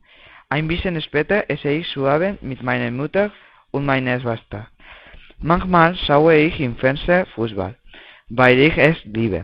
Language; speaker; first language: German; non-native, learner; Spanish